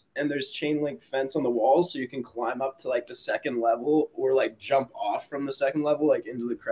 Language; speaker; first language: English; native; English